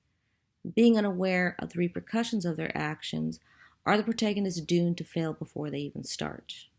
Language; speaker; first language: English; native; English